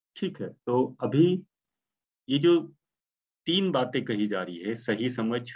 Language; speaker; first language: Hindi; non-native, local second language; Marathi